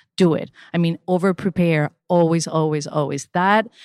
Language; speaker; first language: English; early bilingual, other home language; Spanish